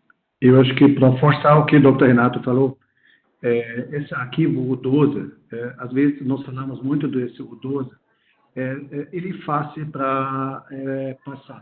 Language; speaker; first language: Portuguese; non-native, fluent; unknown